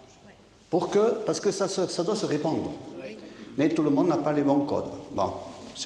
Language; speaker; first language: French; native; French